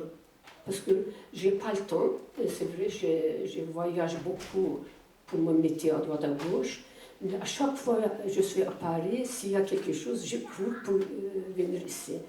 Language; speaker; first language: French; non-native, fluent; Turkish